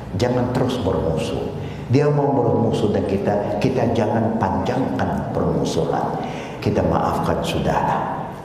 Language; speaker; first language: Malay; non-native, local second language; Chinese